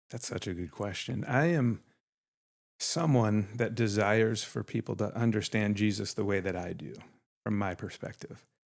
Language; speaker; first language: English; native; English